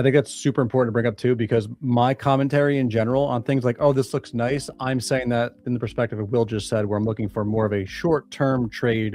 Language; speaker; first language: English; native; English